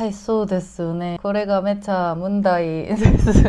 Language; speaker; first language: Japanese; non-native, learner; Korean